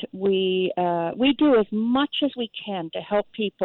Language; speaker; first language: English; native; English